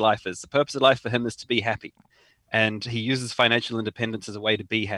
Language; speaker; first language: English; native; English